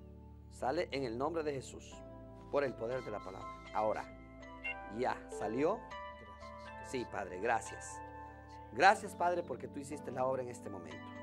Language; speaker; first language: Spanish; native; Spanish